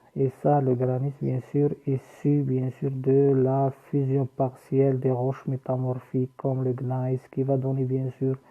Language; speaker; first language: French; non-native, local second language; Arabic